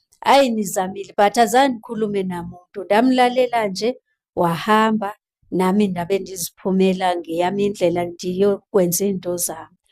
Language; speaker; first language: Zulu; non-native, local second language; Xhosa